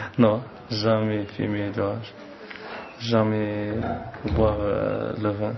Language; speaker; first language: French; non-native, learner; Arabic